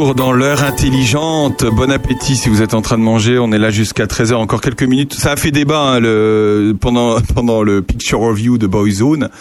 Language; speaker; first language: French; native; French